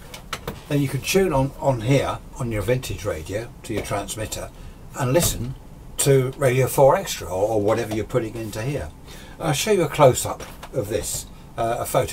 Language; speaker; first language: English; native; English